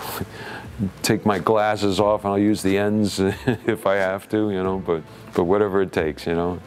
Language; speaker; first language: English; native; English